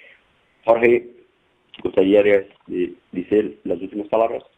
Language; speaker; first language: Spanish; non-native, fluent; Portuguese